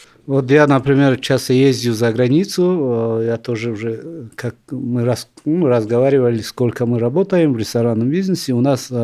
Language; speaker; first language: Russian; non-native, local second language; Tajik